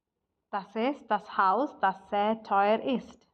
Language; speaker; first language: German; non-native, learner; Malayalam